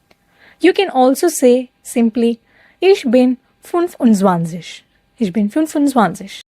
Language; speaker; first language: German; non-native, fluent; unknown